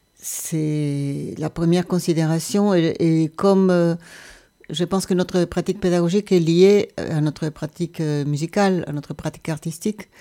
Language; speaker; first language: French; non-native, fluent; Spanish